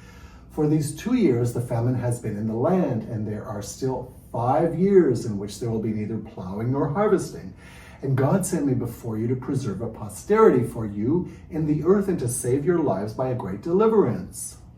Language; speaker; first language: English; native; English